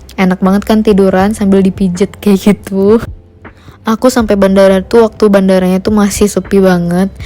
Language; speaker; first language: Indonesian; native; Indonesian